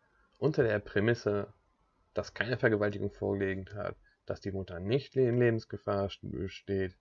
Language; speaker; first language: German; native; German